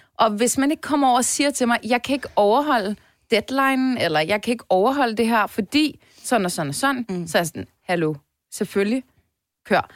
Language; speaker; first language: Danish; early bilingual, other home language; Persian